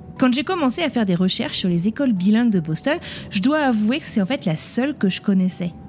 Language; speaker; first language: French; native; French